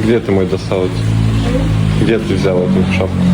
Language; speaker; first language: Russian; native; Russian